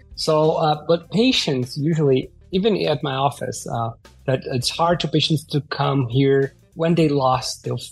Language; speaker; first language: English; non-native, fluent; Portuguese